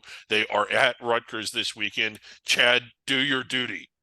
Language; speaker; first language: English; native; English